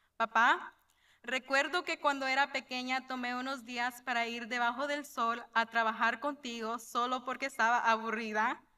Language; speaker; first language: Spanish; early bilingual, heritage; Spanish